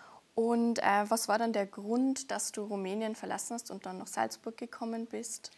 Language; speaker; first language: German; native; German